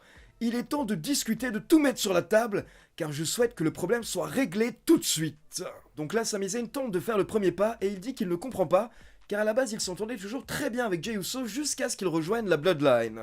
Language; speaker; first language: French; native; French